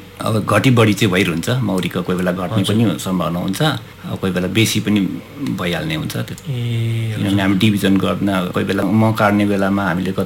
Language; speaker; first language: Nepali; native; Nepali